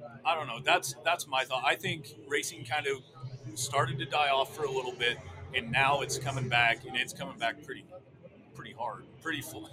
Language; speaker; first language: English; native; English